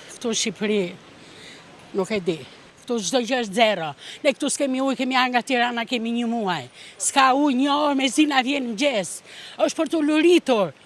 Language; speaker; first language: Albanian; native; Albanian